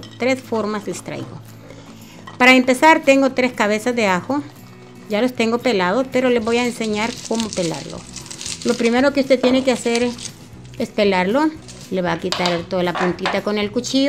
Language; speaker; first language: Spanish; native; Spanish